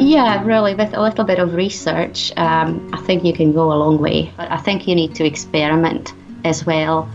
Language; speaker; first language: English; non-native, fluent; Czech